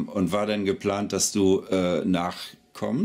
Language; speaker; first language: German; native; German